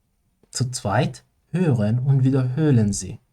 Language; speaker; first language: German; non-native, learner; Persian